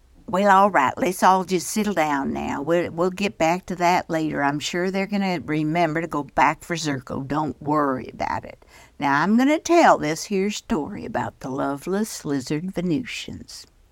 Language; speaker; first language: English; early bilingual, other home language; Spanish